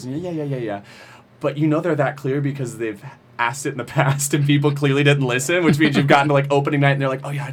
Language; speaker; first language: English; native; English